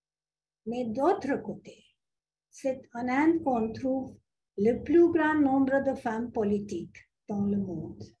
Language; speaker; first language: French; non-native, fluent; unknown